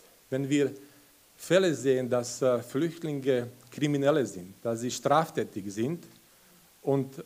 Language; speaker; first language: German; non-native, fluent; Slovak